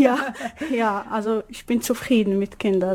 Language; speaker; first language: German; non-native, learner; Arabic